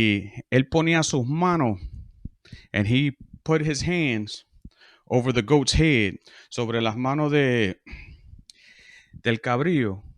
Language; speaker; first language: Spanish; early bilingual, heritage; Spanish